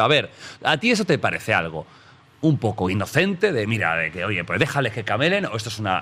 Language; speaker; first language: Spanish; native; Spanish